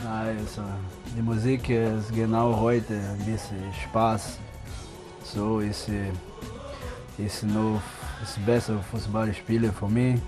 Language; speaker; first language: German; non-native, learner; Portuguese